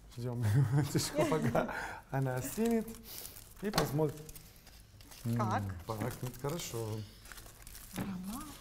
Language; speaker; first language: Russian; non-native, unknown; Italian